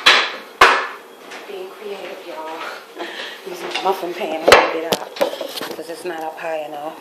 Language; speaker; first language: English; native; English